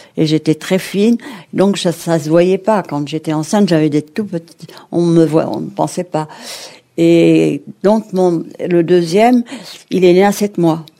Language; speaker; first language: French; early bilingual, other home language; Kabyle